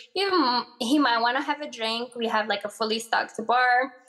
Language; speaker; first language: English; early bilingual, other home language; Arabic